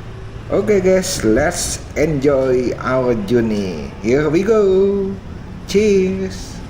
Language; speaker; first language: English; non-native, fluent; Indonesian